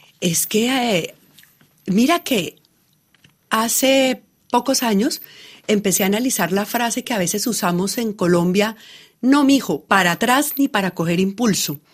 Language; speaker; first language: Spanish; native; Spanish